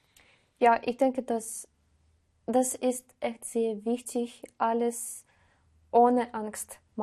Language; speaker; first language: German; non-native, learner; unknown